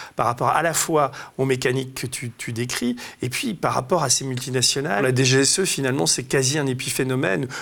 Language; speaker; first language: French; native; French